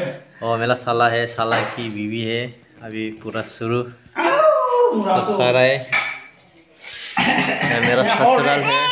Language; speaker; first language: Hindi; non-native, local second language; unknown